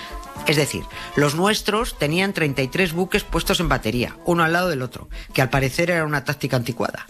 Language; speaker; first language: Spanish; native; Spanish